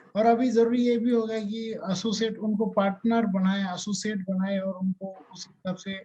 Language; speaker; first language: Hindi; non-native, local second language; Marathi